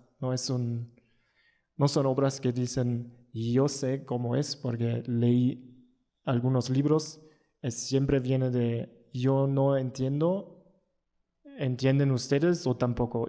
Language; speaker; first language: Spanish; non-native, learner; German